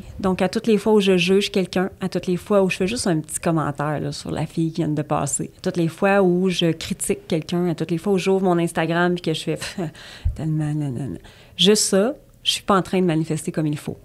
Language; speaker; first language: French; native; French